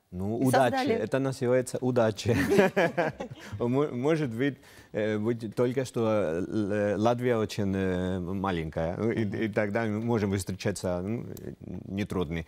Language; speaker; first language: Russian; non-native, learner; Spanish